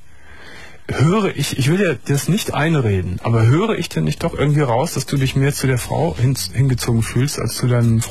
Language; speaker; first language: German; native; German